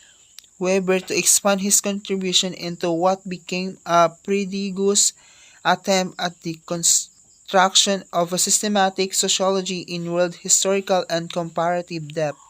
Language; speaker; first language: English; non-native, local second language; Filipino